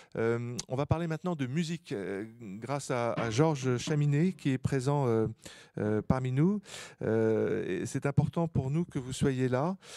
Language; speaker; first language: French; native; French